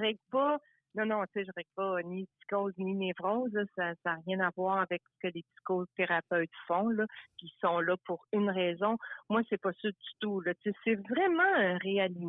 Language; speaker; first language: French; native; French